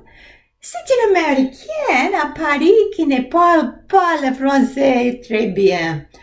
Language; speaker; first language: French; non-native, learner; English